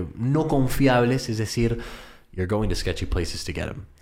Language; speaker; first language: Spanish; early bilingual, heritage; Spanish